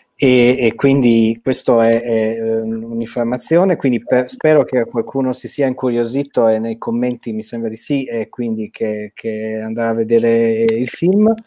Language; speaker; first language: Italian; native; Italian